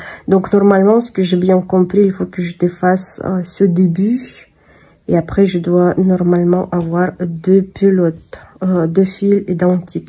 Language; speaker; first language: French; non-native, fluent; Russian